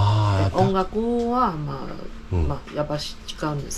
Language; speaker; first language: Japanese; non-native, fluent; Chinese